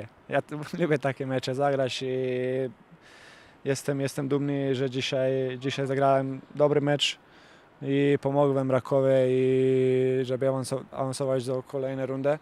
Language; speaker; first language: Polish; non-native, fluent; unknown